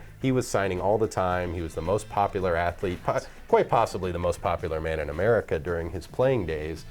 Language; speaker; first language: English; native; English